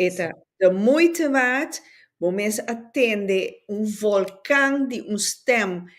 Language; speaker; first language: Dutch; non-native, local second language; Papiamento